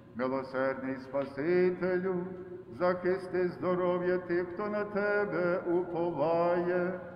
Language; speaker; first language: Ukrainian; early bilingual, heritage; Ukrainian